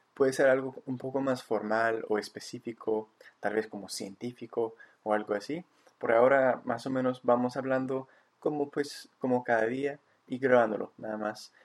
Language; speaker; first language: Spanish; non-native, fluent; English